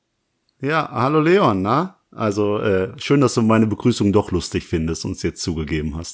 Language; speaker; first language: German; native; German